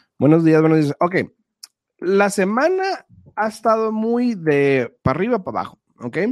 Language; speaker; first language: Spanish; native; Spanish